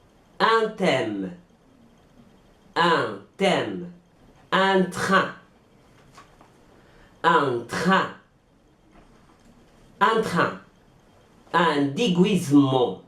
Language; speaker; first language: French; non-native, fluent; Arabic